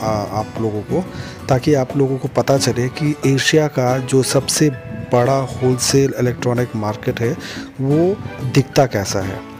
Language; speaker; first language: Hindi; native; Hindi